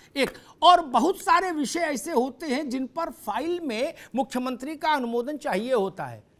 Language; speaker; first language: Hindi; native; Hindi